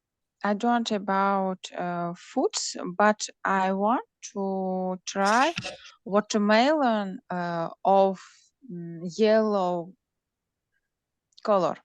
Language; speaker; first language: English; non-native, learner; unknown